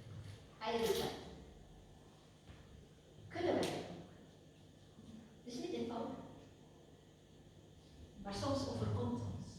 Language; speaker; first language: Dutch; non-native, fluent; Indonesian